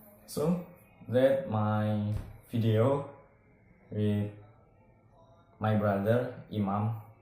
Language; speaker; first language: English; non-native, learner; Indonesian